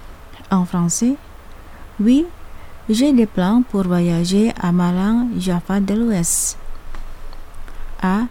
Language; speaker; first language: French; non-native, fluent; Indonesian